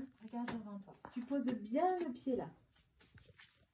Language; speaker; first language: French; native; French